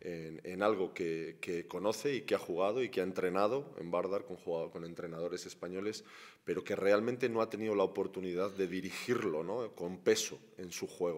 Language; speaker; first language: Spanish; native; Spanish